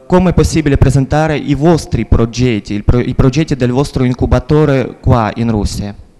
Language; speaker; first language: Italian; non-native, fluent; Russian